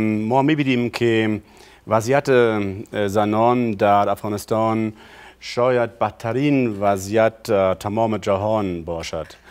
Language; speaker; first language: Persian; non-native, fluent; German